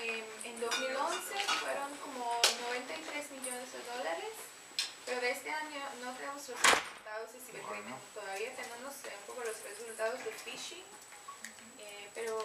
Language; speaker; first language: Spanish; non-native, fluent; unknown